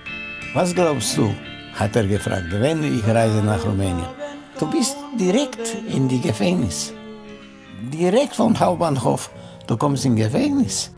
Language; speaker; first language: German; non-native, learner; Romanian